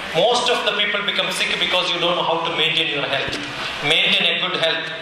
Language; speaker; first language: English; non-native, local second language; Malayalam